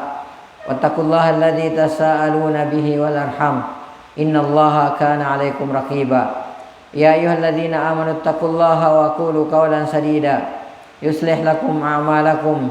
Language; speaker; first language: Arabic; non-native, fluent; Indonesian